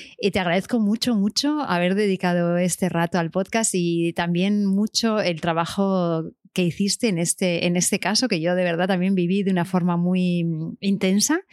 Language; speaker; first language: Spanish; native; Spanish